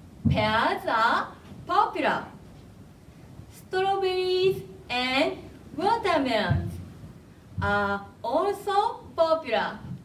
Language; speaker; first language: English; non-native, fluent; Japanese